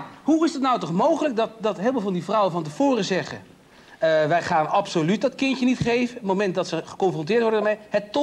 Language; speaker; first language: Dutch; native; Dutch